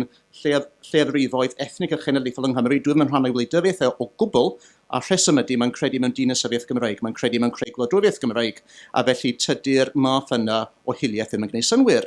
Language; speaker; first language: Welsh; native; Welsh